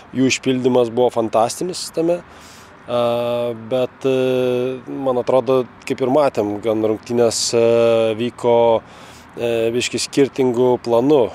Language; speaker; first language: Lithuanian; native; Lithuanian